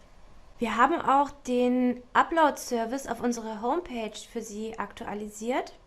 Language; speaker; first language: German; native; German